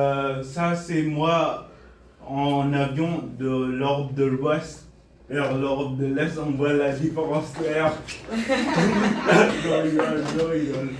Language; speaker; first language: French; non-native, fluent; Bulgarian